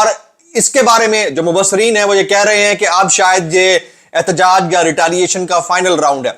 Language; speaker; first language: Urdu; native; Urdu